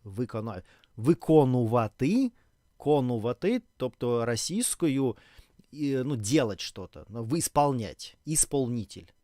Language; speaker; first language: Ukrainian; non-native, learner; Russian